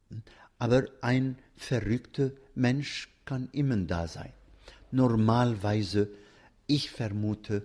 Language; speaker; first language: German; non-native, fluent; Arabic